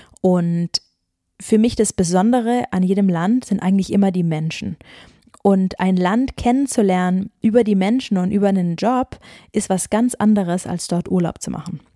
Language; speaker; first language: German; native; German